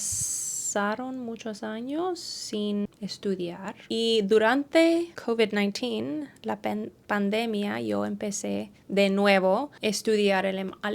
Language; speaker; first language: Spanish; early bilingual, heritage; English